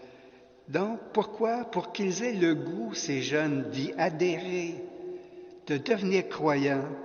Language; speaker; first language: French; native; French